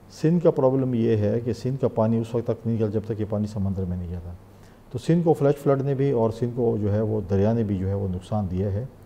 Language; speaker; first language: Urdu; non-native, local second language; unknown